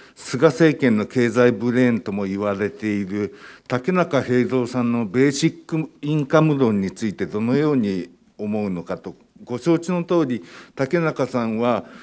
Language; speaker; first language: Japanese; native; Japanese